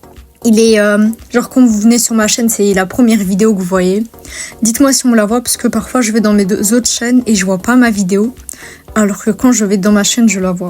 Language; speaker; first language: French; native; French